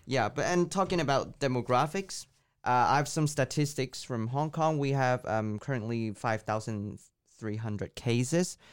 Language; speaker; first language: English; non-native, local second language; Cantonese